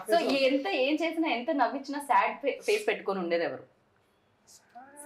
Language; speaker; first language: Telugu; native; Telugu